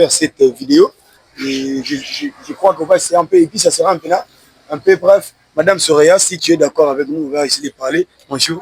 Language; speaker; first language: French; non-native, local second language; Lingala